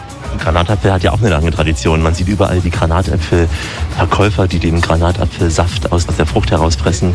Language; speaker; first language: German; native; German